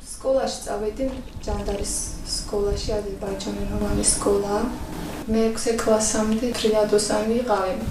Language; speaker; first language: Georgian; non-native, local second language; Azerbaijani